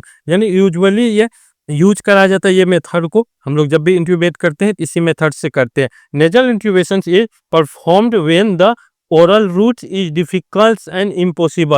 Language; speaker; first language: Hindi; native; Hindi